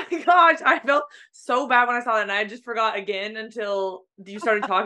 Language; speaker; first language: English; native; English